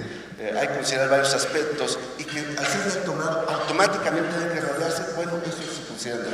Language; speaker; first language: Spanish; native; Spanish